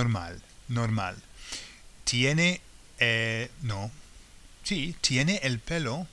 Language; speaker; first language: Spanish; non-native, fluent; English